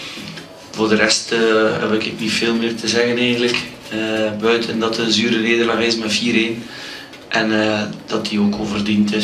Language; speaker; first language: Dutch; native; Dutch